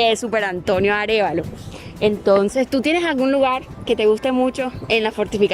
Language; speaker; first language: Spanish; native; Spanish